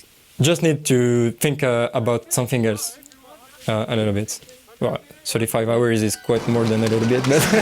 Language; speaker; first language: English; non-native, fluent; French